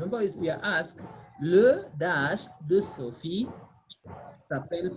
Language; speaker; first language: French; non-native, fluent; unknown